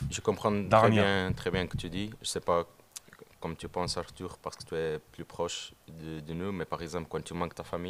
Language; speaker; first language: French; non-native, learner; Portuguese